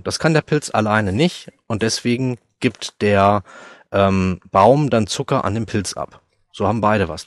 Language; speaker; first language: German; native; German